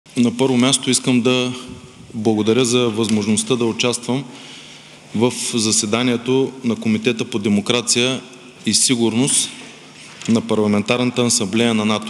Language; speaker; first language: Bulgarian; native; Bulgarian